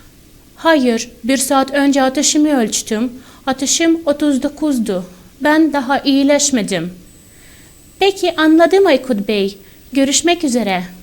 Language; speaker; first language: Turkish; non-native, fluent; Russian